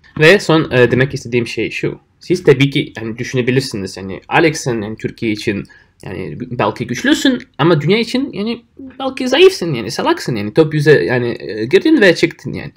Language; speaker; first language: Turkish; non-native, fluent; Russian